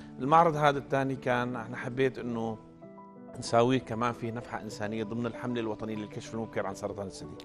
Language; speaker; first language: Arabic; native; Arabic